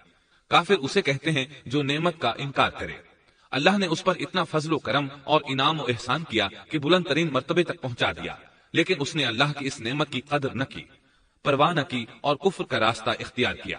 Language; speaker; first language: Urdu; native; Urdu